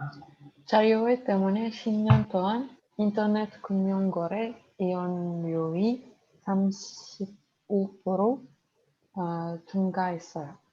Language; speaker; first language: Korean; non-native, learner; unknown